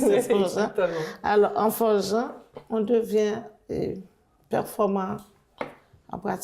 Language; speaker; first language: French; non-native, learner; Haitian Creole